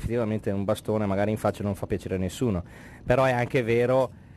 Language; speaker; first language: Italian; native; Italian